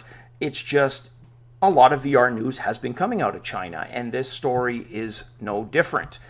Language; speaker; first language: English; native; English